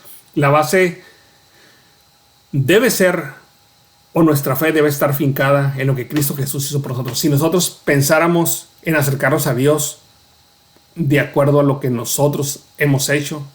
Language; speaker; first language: Spanish; native; Spanish